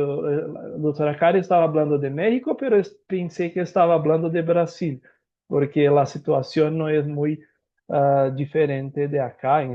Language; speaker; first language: Spanish; non-native, learner; Portuguese